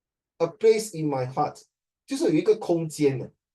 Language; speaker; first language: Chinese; native; Chinese